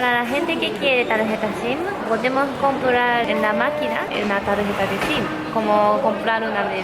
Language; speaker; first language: Spanish; non-native, learner; Japanese